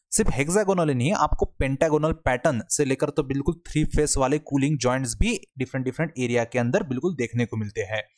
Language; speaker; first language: Hindi; non-native, local second language; Marathi